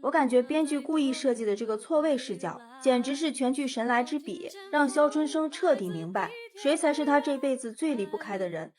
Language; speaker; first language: Chinese; native; Chinese